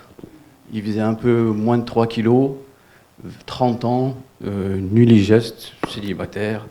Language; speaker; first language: French; non-native, local second language; Wolof